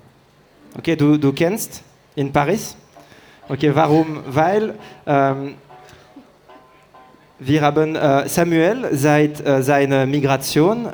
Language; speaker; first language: German; non-native, learner; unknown